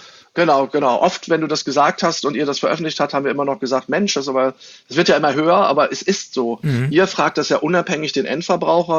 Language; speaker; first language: German; native; German